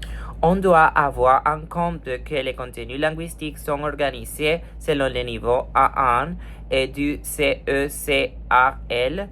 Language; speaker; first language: French; non-native, fluent; Spanish